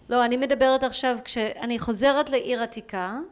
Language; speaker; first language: Hebrew; native; Hebrew